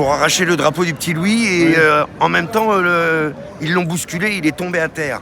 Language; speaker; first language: French; native; French